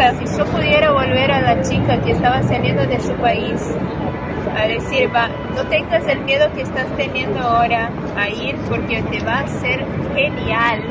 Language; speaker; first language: Spanish; non-native, fluent; Portuguese